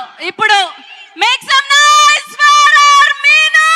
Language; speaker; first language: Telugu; native; Telugu